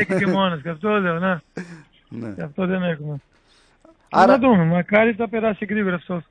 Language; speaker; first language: Greek; non-native, learner; Portuguese